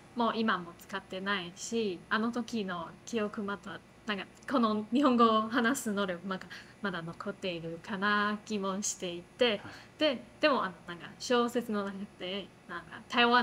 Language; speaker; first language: Japanese; non-native, fluent; Chinese